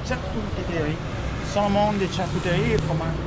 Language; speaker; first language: French; non-native, learner; Spanish